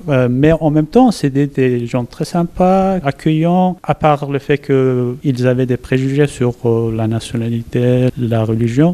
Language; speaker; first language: French; non-native, fluent; Kurdish